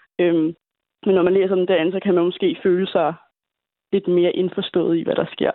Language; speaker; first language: Danish; native; Danish